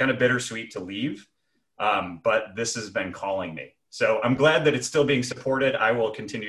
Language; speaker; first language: English; native; English